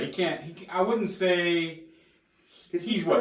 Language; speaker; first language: English; native; English